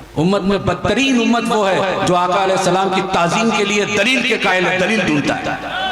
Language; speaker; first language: Hindi; non-native, fluent; Chinese